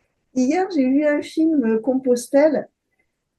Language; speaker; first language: French; native; French